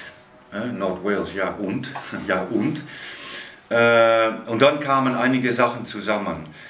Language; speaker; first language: German; non-native, fluent; Dutch